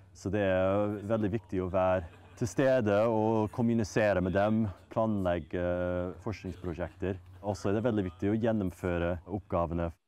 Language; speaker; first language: Norwegian; non-native, fluent; English